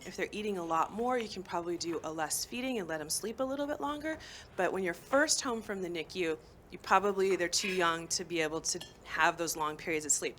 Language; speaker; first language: English; native; English